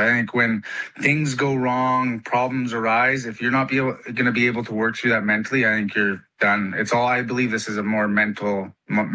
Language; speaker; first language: English; native; English